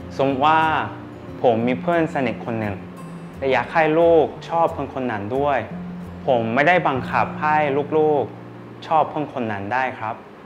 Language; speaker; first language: Thai; non-native, fluent; Korean